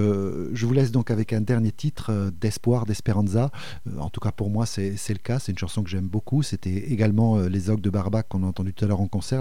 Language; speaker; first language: French; native; French